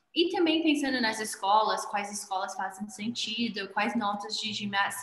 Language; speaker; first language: Portuguese; non-native, fluent; English